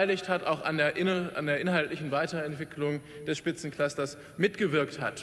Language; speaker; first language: German; native; German